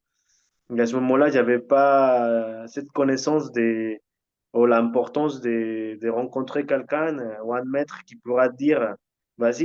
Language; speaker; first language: French; non-native, fluent; Spanish